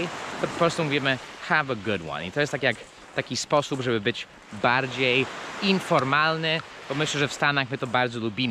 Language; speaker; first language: Polish; non-native, fluent; English